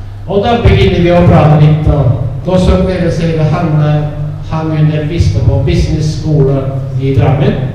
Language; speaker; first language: Norwegian; non-native, fluent; Italian